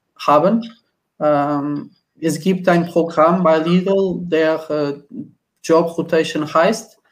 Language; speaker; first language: German; non-native, learner; Portuguese